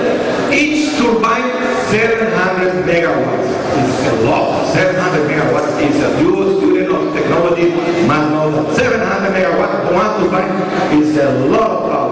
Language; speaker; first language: English; non-native, fluent; Spanish